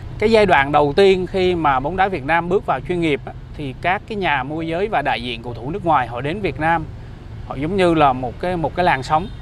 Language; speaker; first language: Vietnamese; native; Vietnamese